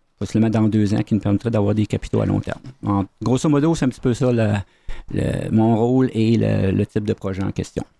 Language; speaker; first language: French; native; French